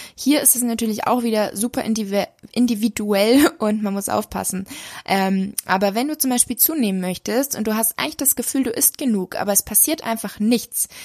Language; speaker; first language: German; native; German